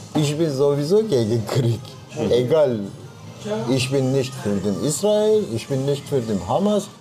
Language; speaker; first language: German; non-native, learner; Turkish